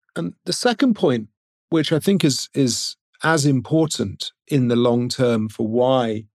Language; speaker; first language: English; native; English